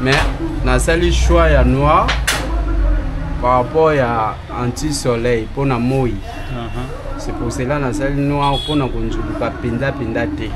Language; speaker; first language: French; non-native, local second language; Lingala